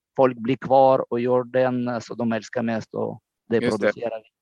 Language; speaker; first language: Swedish; non-native, fluent; Romanian